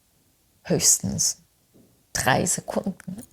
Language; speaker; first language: German; non-native, fluent; Spanish